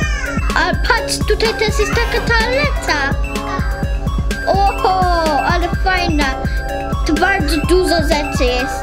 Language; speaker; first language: Polish; early bilingual, heritage; Polish